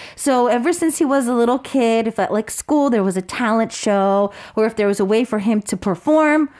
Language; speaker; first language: English; early bilingual, other home language; Korean